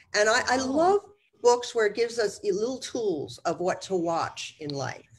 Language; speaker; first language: English; native; English